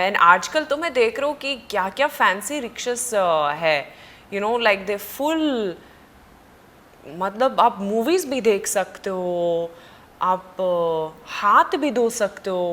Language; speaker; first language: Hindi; non-native, fluent; Swedish